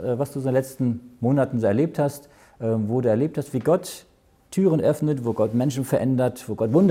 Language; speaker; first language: German; native; German